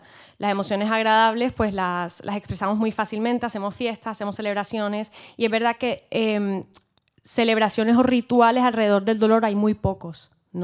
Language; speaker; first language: Spanish; native; Spanish